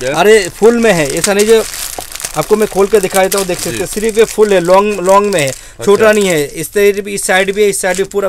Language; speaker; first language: Hindi; non-native, local second language; Bangla